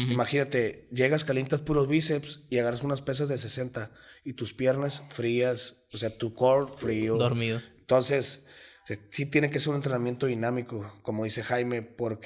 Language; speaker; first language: Spanish; native; Spanish